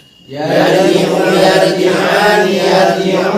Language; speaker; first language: Arabic; non-native, learner; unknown